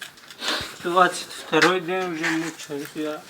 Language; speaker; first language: Russian; non-native, learner; Tajik